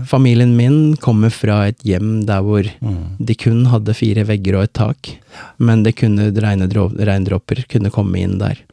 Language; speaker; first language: Norwegian; early bilingual, other home language; Tamil